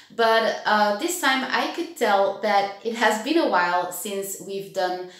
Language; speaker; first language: English; non-native, fluent; Dutch